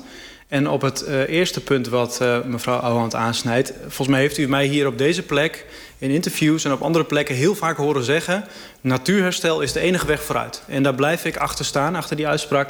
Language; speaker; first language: Dutch; native; Dutch